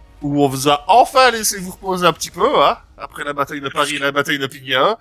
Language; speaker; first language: French; native; French